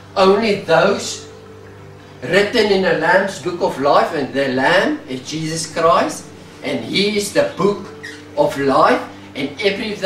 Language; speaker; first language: English; non-native, local second language; Afrikaans